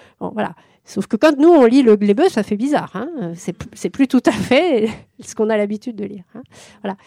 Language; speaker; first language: French; native; French